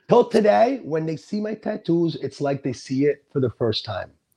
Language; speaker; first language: English; early bilingual, other home language; Sicilian